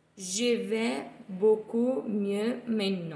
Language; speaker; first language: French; non-native, fluent; Italian